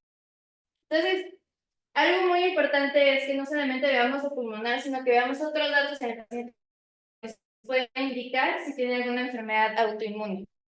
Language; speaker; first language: Spanish; native; Spanish